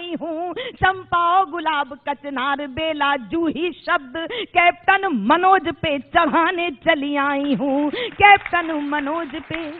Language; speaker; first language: Hindi; native; Hindi